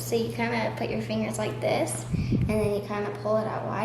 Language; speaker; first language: English; native; English